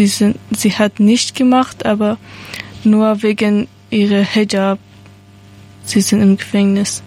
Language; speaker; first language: German; non-native, learner; Persian